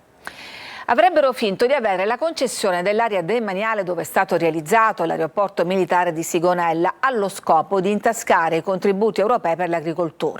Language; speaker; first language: Italian; native; Italian